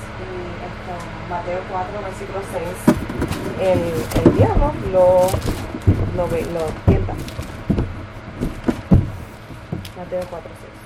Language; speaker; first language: Spanish; early bilingual, heritage; Spanish